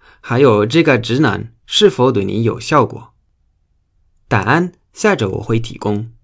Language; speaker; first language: Chinese; non-native, fluent; Spanish